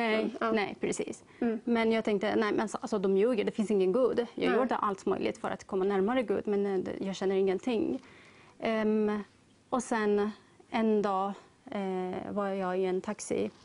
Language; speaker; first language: Swedish; non-native, learner; Persian